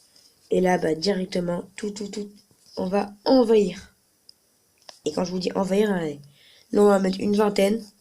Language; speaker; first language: French; native; French